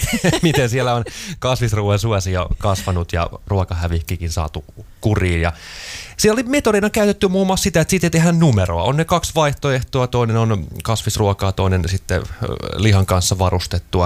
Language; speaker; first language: Finnish; native; Finnish